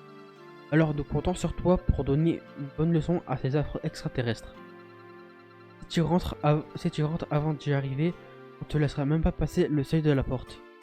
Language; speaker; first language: French; native; French